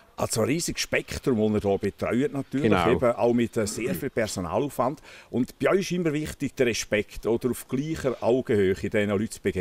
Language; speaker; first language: German; native; German